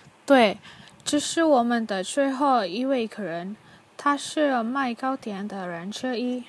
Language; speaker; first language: Chinese; non-native, learner; Indonesian